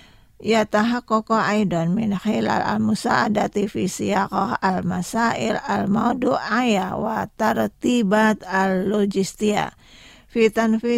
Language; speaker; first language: Arabic; non-native, fluent; Indonesian